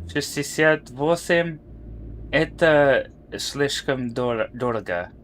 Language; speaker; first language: Russian; non-native, learner; English